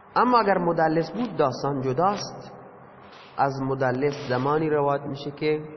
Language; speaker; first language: Persian; non-native, local second language; Baluchi